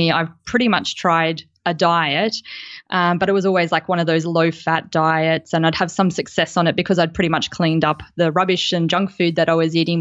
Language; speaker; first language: English; native; English